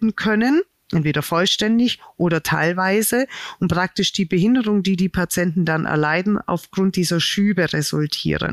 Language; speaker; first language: German; native; German